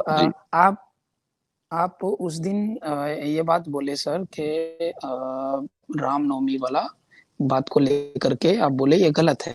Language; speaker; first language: Hindi; non-native, local second language; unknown